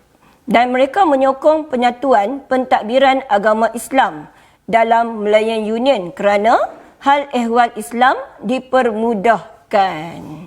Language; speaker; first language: Malay; native; Malay